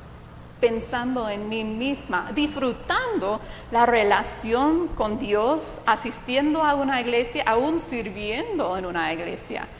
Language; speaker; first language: Spanish; non-native, fluent; English